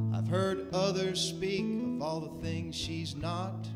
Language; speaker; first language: English; native; English